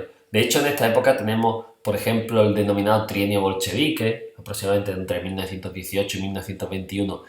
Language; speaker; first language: Spanish; native; Spanish